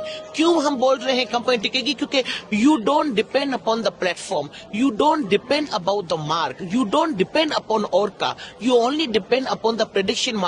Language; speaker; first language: Hindi; native; Hindi